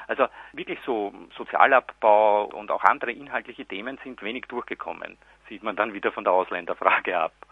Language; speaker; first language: German; native; German